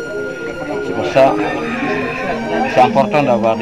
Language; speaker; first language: French; non-native, fluent; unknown